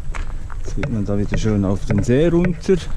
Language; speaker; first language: German; native; German